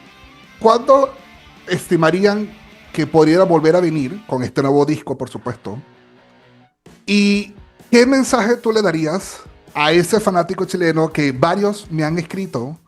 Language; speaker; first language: Spanish; native; Spanish